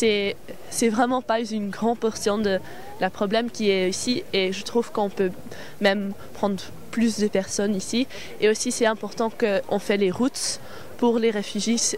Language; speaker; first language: French; non-native, local second language; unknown